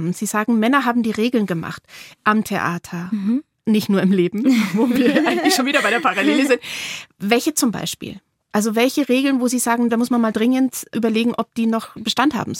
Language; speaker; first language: German; native; German